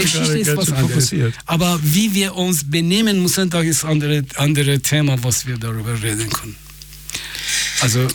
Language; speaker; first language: German; non-native, fluent; Persian